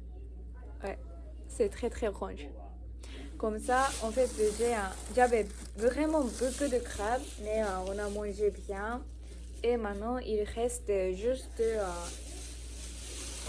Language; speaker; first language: French; non-native, learner; Japanese